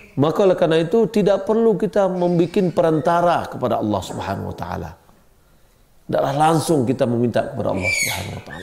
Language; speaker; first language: Malay; non-native, local second language; Minangkabau